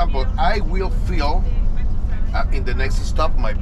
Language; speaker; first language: English; non-native, fluent; Spanish